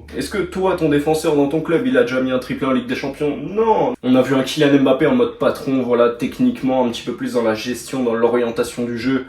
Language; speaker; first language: French; native; French